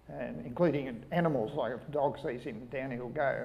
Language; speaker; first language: English; native; English